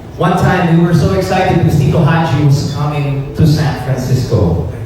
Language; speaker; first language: English; native; English